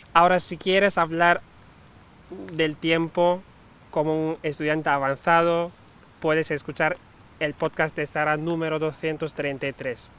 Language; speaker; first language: Spanish; non-native, fluent; Turkish